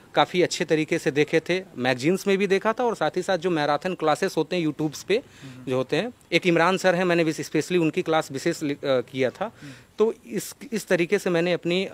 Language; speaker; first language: Hindi; native; Hindi